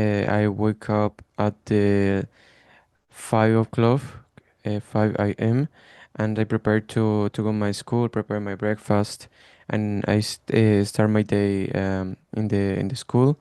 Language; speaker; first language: English; non-native, learner; Spanish